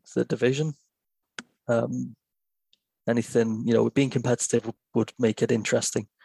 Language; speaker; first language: English; native; English